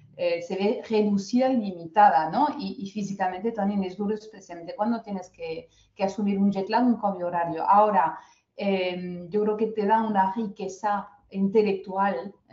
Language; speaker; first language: Spanish; non-native, fluent; French